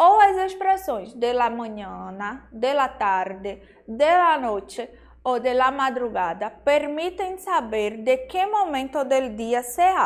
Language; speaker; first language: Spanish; non-native, fluent; Portuguese